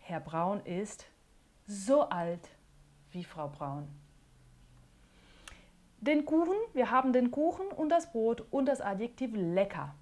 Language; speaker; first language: German; non-native, fluent; Portuguese